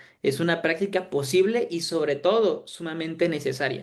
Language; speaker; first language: Spanish; native; Spanish